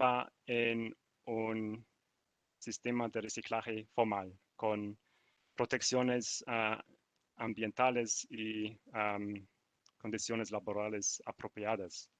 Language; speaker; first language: Spanish; non-native, learner; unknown